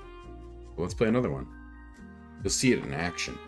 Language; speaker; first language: English; native; English